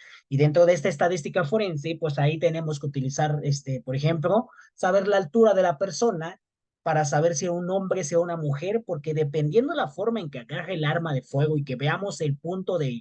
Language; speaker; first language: Spanish; native; Spanish